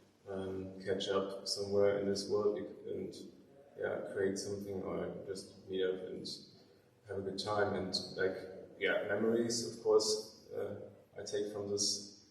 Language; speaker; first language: English; non-native, fluent; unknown